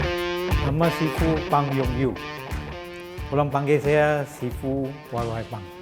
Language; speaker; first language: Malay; non-native, local second language; Chinese